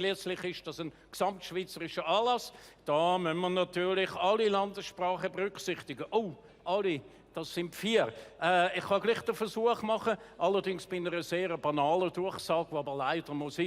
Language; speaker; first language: German; native; German